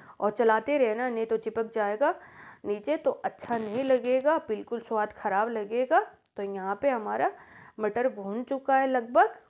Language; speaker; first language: Hindi; native; Hindi